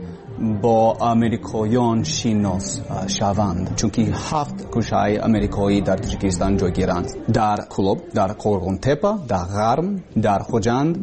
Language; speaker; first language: Persian; non-native, learner; English